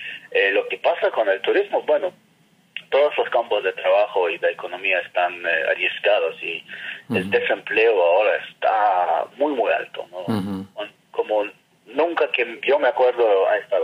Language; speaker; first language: Spanish; non-native, fluent; Hebrew